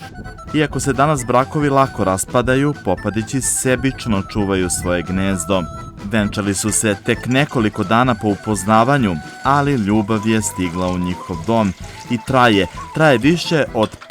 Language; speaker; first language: Bosnian; native; Bosnian